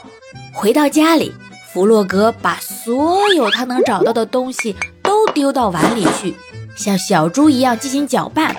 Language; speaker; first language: Chinese; native; Chinese